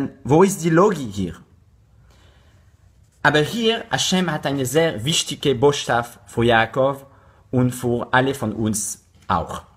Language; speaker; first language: German; non-native, learner; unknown